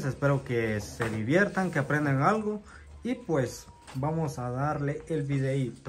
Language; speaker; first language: Spanish; native; Spanish